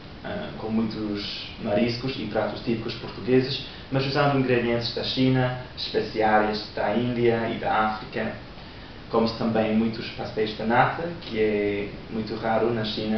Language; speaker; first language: Portuguese; non-native, learner; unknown